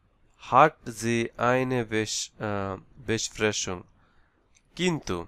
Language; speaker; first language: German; non-native, learner; Bangla